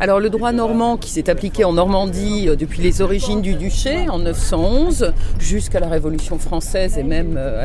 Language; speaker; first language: French; native; French